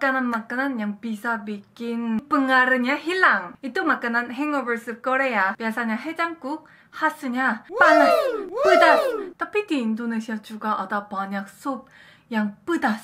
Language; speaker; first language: Indonesian; non-native, fluent; Korean